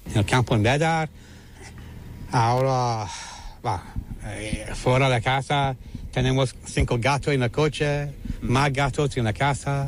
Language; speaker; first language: Spanish; non-native, learner; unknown